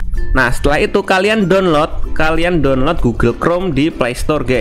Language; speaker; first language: Indonesian; native; Indonesian